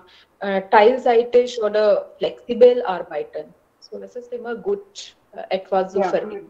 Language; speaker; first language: German; non-native, learner; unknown